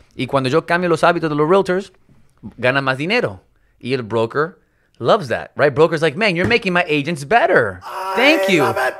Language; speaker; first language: Spanish; non-native, local second language; English